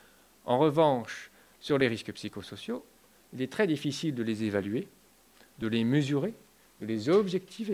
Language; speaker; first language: French; native; French